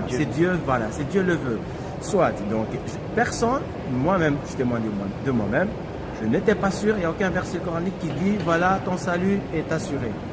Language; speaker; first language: French; non-native, local second language; Kabyle